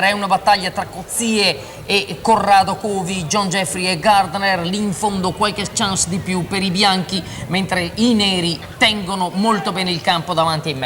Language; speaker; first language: Italian; native; Italian